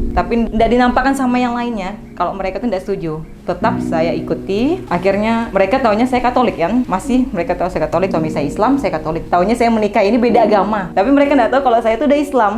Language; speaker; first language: Indonesian; native; Indonesian